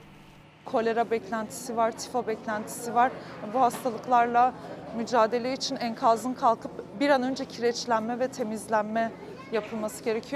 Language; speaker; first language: Turkish; native; Turkish